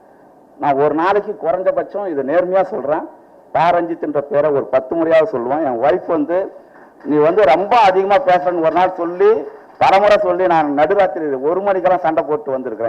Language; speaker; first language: Tamil; native; Tamil